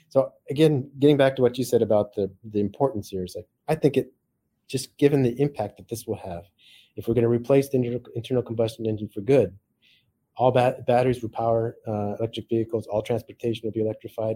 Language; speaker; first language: English; native; English